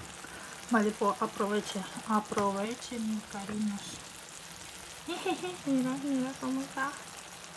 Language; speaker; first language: Spanish; non-native, fluent; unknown